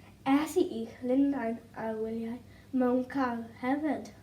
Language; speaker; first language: Welsh; non-native, local second language; English